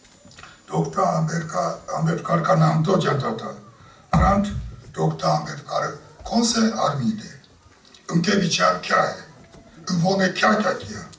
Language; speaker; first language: Hindi; non-native, fluent; Japanese